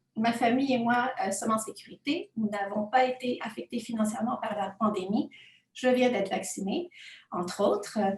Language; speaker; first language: French; non-native, fluent; Spanish